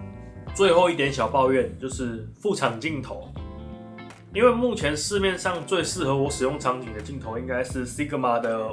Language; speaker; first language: Chinese; native; Chinese